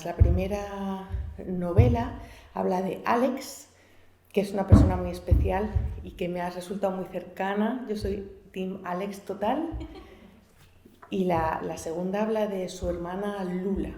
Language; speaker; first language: Spanish; native; Spanish